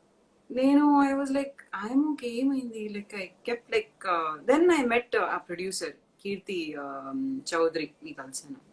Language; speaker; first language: Telugu; non-native, fluent; Tamil